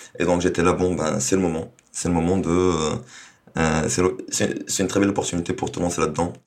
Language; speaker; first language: French; non-native, local second language; Arabic